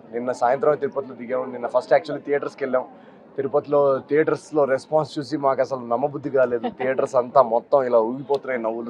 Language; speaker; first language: Telugu; native; Telugu